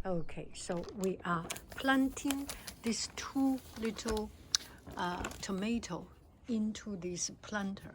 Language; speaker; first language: English; non-native, fluent; Chinese